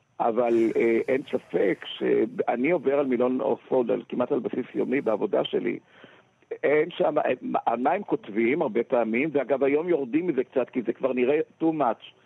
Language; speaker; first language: Hebrew; native; Hebrew